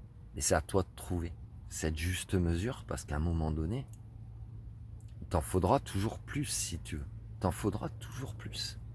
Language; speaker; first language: French; native; French